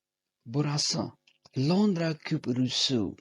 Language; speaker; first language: Turkish; non-native, fluent; Urdu